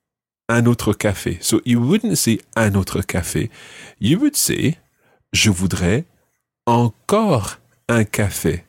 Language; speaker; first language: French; non-native, fluent; English